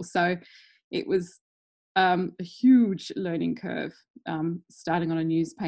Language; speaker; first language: English; native; English